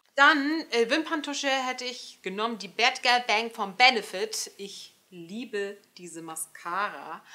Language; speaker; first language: German; early bilingual, other home language; Turkish